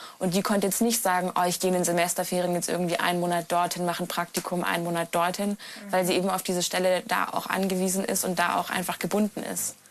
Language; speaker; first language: German; native; German